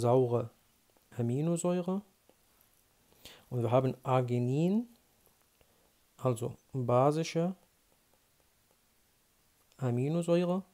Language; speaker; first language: German; non-native, fluent; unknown